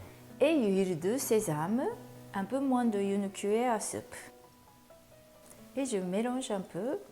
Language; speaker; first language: French; non-native, learner; Japanese